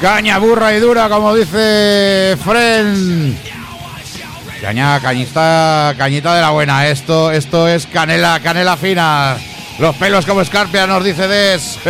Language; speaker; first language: Spanish; native; Spanish